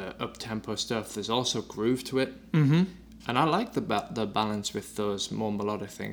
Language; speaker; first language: English; native; English